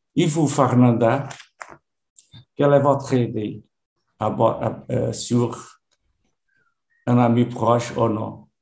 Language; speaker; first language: French; non-native, learner; Portuguese